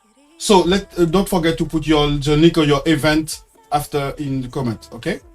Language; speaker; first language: English; non-native, learner; French